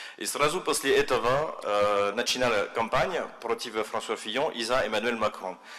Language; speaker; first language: Russian; non-native, fluent; French